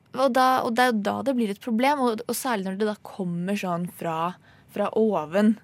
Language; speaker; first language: Norwegian; native; Norwegian